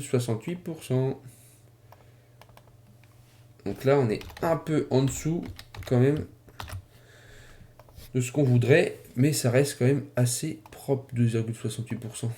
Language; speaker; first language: French; native; French